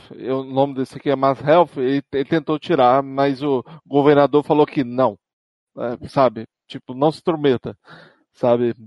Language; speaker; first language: Portuguese; native; Portuguese